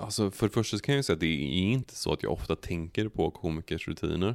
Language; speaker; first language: Swedish; native; Swedish